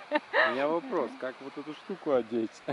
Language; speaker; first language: Russian; native; Russian